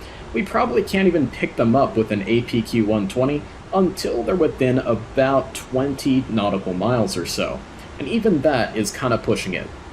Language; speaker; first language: English; native; English